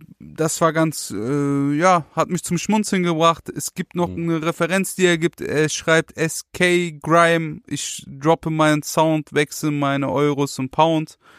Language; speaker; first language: German; native; German